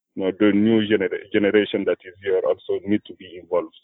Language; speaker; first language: English; non-native, fluent; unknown